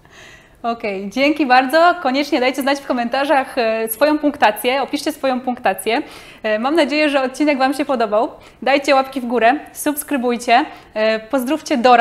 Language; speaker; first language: Polish; native; Polish